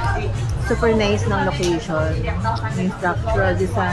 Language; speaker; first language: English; non-native, local second language; Filipino